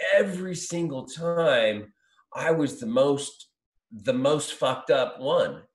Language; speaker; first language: English; native; English